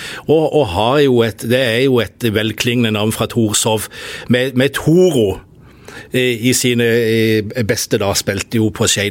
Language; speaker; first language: Norwegian; native; Norwegian